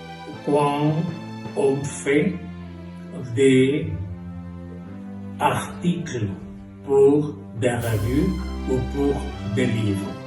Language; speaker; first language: French; non-native, fluent; Spanish